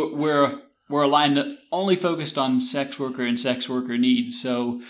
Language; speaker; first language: English; native; English